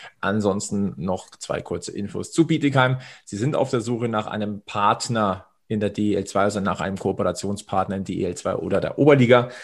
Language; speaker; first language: German; native; German